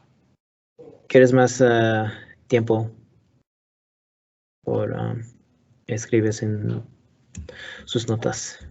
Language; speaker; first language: Spanish; non-native, learner; English